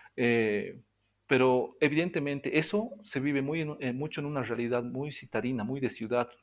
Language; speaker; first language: Spanish; native; Spanish